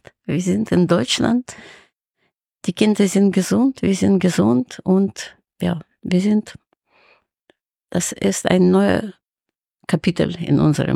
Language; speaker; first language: German; non-native, fluent; Russian